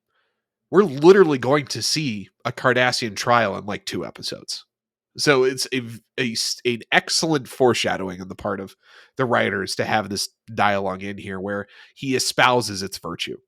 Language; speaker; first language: English; native; English